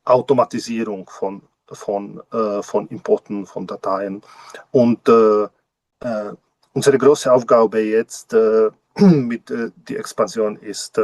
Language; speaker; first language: German; non-native, learner; Czech